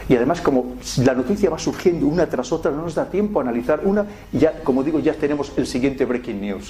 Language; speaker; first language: Spanish; native; Spanish